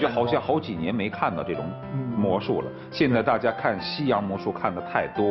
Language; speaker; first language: Chinese; native; Chinese